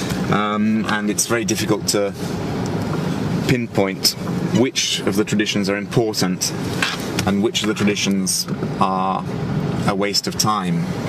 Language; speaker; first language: English; native; English